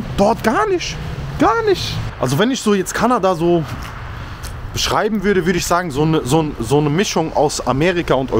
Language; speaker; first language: German; native; German